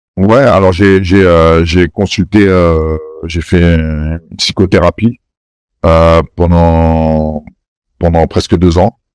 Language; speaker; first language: French; native; French